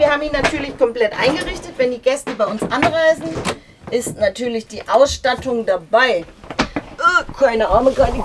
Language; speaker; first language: German; native; German